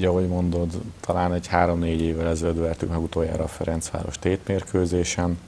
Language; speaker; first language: Hungarian; native; Hungarian